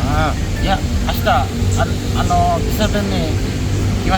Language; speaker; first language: Japanese; non-native, learner; Indonesian